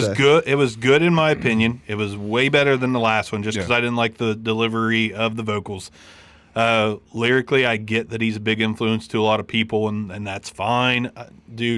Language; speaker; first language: English; native; English